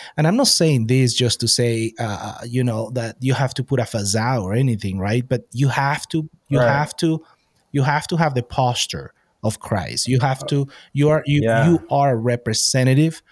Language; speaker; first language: English; non-native, fluent; Spanish